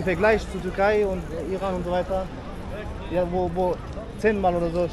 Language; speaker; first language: German; non-native, fluent; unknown